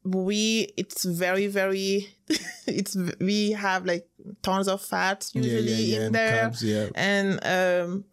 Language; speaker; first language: English; non-native, fluent; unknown